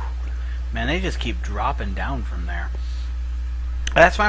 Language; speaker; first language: English; native; English